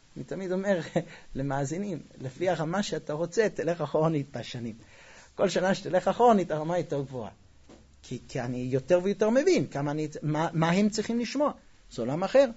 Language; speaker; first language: Hebrew; non-native, fluent; English